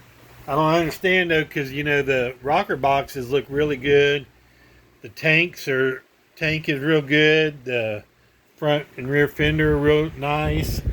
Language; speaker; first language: English; native; English